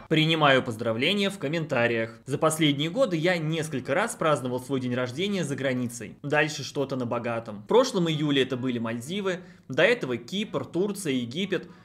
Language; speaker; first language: Russian; native; Russian